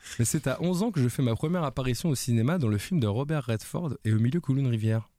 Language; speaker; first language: French; native; French